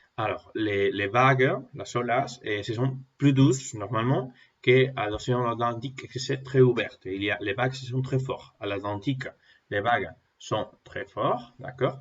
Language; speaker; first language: French; non-native, fluent; Spanish